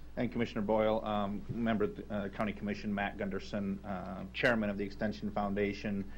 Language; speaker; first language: English; native; English